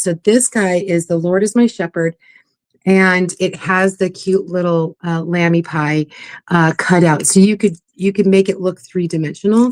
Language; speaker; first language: English; native; English